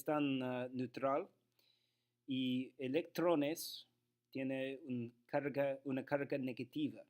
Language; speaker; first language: Spanish; non-native, learner; English